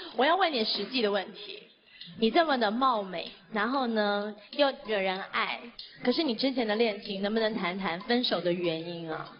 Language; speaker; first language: Chinese; native; Chinese